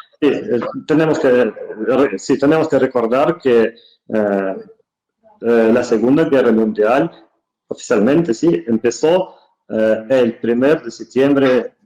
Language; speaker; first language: Spanish; non-native, fluent; Russian